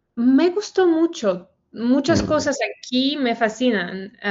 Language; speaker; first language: Spanish; non-native, fluent; Ukrainian